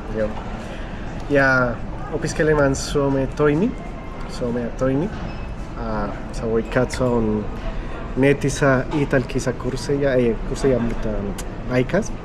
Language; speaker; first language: Finnish; non-native, learner; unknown